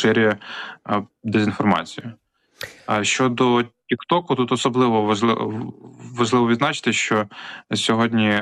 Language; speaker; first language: Ukrainian; native; Ukrainian